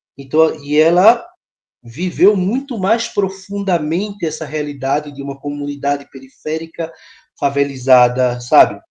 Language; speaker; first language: Portuguese; native; Portuguese